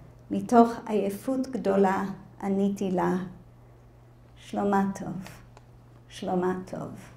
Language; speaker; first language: Hebrew; non-native, fluent; English